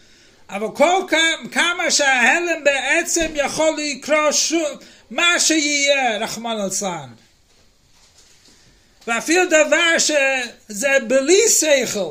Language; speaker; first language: Hebrew; non-native, fluent; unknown